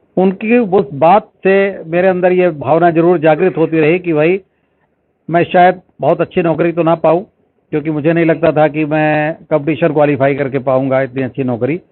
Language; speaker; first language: Hindi; native; Hindi